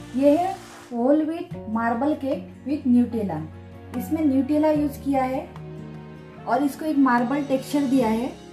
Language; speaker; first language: Hindi; non-native, local second language; Marathi